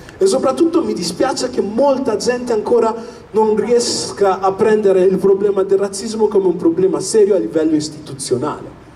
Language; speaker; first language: Italian; early bilingual, other home language; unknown